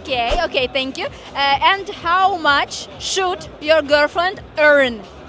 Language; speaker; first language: English; non-native, learner; Ukrainian